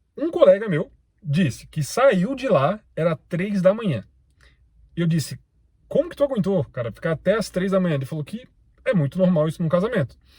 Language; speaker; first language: Portuguese; native; Portuguese